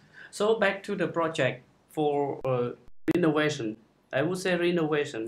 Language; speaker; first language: English; non-native, fluent; Khmer